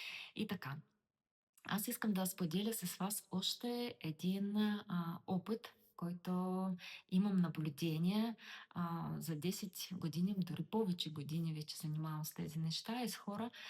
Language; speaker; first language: Bulgarian; non-native, learner; Russian